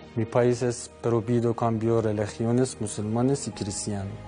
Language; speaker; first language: Spanish; non-native, learner; Persian